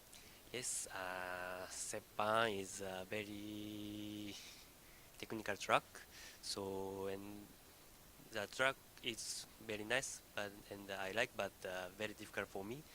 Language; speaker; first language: English; non-native, learner; Indonesian